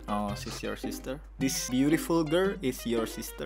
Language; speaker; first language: English; non-native, fluent; Indonesian